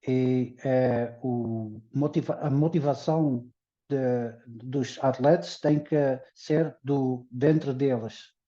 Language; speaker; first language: Portuguese; early bilingual, heritage; Dutch